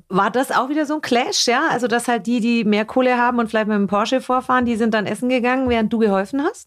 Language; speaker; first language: German; native; German